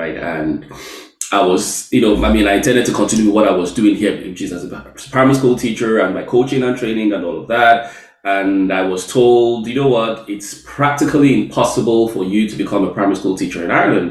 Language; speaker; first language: English; non-native, local second language; Yoruba